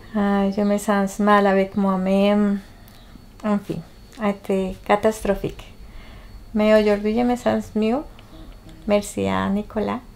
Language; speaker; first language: French; non-native, learner; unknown